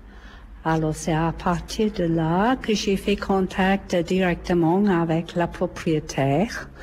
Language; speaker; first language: French; non-native, fluent; English